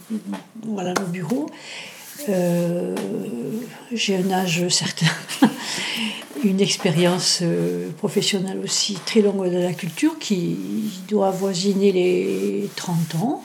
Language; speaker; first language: French; native; French